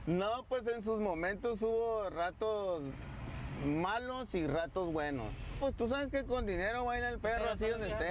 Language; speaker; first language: Spanish; native; Spanish